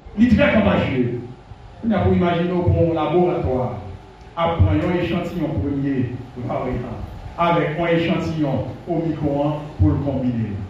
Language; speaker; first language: French; non-native, local second language; Haitian Creole